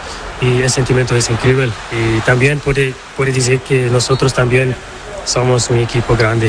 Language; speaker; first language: Spanish; non-native, fluent; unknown